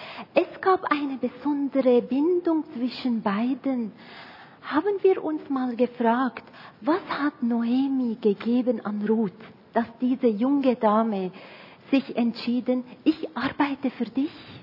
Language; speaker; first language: German; non-native, fluent; Arabic